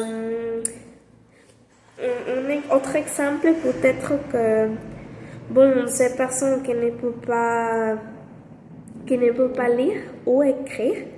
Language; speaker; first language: French; non-native, learner; Spanish